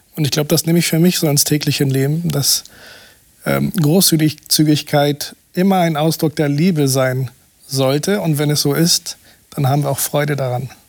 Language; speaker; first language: German; non-native, fluent; Portuguese